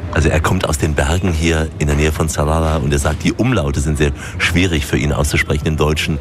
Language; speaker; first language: German; native; German